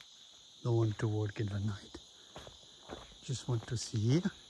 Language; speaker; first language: English; non-native, learner; French